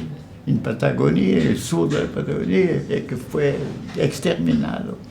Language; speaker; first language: Spanish; non-native, fluent; French